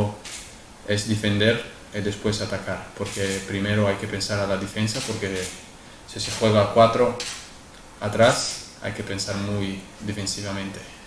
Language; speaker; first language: Spanish; non-native, fluent; Arabic